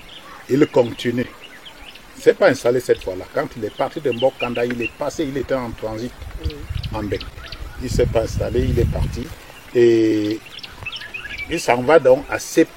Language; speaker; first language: French; non-native, local second language; Basaa